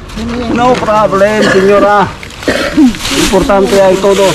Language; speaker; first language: Spanish; non-native, learner; Filipino